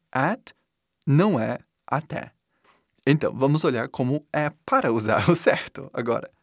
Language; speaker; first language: Portuguese; non-native, fluent; English